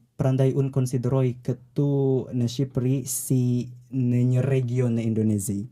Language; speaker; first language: Albanian; non-native, learner; Indonesian